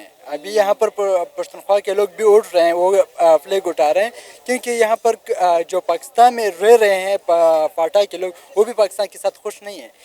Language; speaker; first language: Hindi; non-native, local second language; Pashto